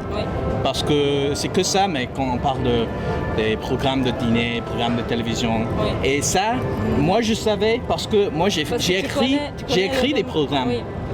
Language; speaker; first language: French; non-native, fluent; English